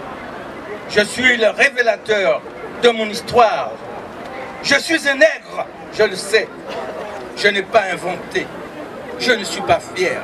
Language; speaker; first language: French; native; French